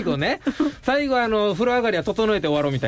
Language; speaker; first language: Japanese; native; Japanese